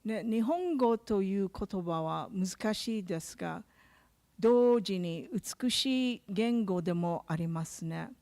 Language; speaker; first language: Japanese; non-native, learner; English